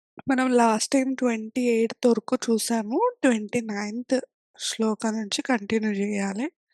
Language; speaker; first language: Telugu; non-native, fluent; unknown